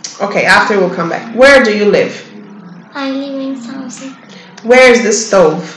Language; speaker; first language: English; non-native, learner; Turkish